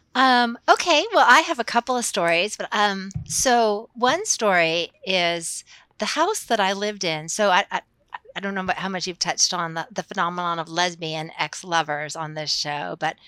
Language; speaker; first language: English; native; English